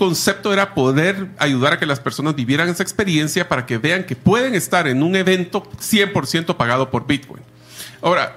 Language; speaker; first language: Spanish; native; Spanish